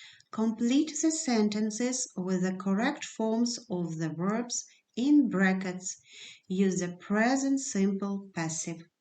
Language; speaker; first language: English; non-native, fluent; Ukrainian